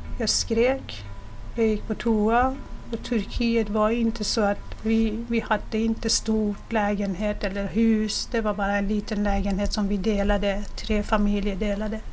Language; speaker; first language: Swedish; non-native, fluent; Persian